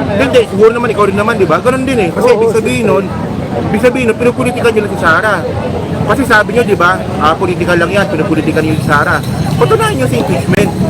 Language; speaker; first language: Filipino; native; Filipino